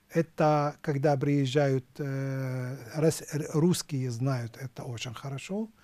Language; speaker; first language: Russian; non-native, fluent; Arabic